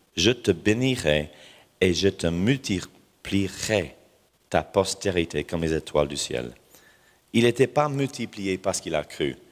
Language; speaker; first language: French; non-native, fluent; English